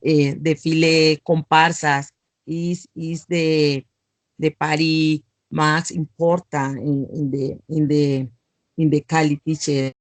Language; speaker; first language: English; non-native, learner; Spanish